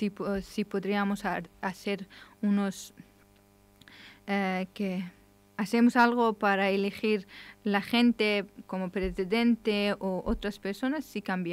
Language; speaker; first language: Spanish; non-native, learner; Persian